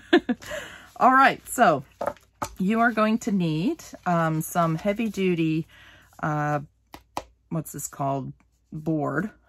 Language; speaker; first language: English; native; English